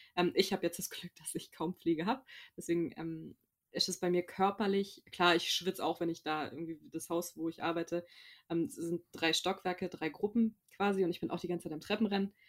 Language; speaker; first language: German; native; German